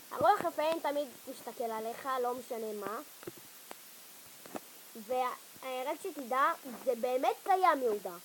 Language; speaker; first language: Hebrew; native; Hebrew